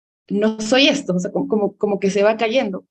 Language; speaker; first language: Spanish; native; Spanish